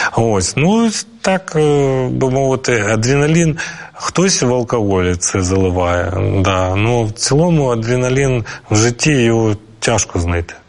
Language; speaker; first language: Ukrainian; non-native, local second language; Russian